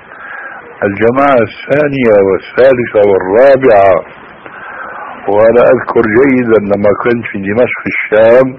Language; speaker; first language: Arabic; native; Arabic